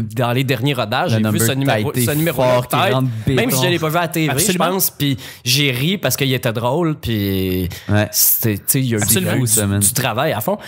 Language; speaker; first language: French; native; French